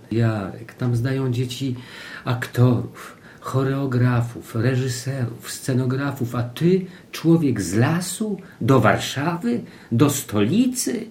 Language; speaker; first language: Polish; native; Polish